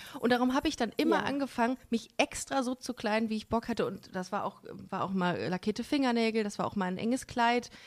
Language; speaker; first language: German; native; German